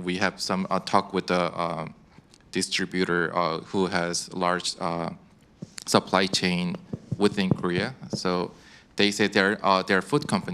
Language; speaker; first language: English; non-native, fluent; Korean